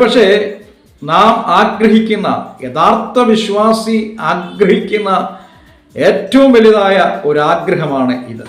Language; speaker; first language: Malayalam; native; Malayalam